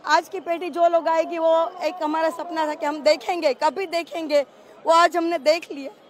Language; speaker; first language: Hindi; non-native, local second language; Gujarati